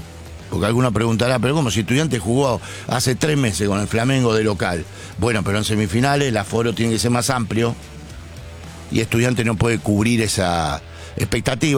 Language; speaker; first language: Spanish; native; Spanish